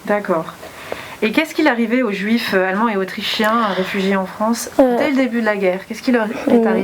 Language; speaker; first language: French; native; French